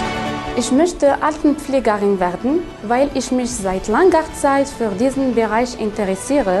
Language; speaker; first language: German; non-native, learner; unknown